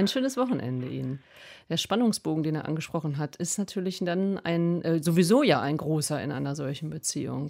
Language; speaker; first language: German; native; German